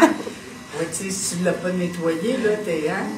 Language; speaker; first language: French; native; French